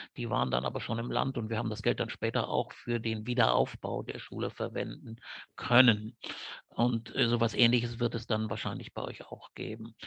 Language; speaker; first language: German; native; German